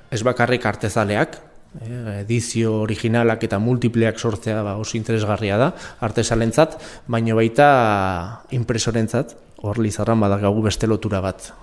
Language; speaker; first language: Basque; non-native, local second language; Spanish